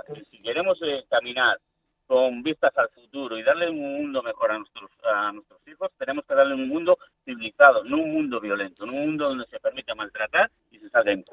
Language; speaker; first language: Spanish; native; Spanish